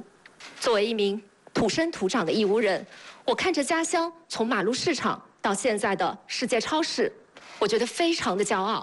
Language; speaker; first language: Chinese; native; Chinese